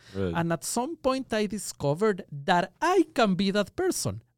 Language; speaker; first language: English; non-native, fluent; Spanish